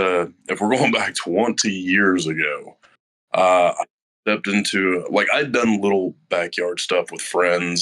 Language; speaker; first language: English; native; English